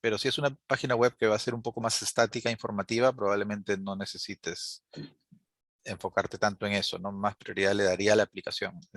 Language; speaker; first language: Spanish; native; Spanish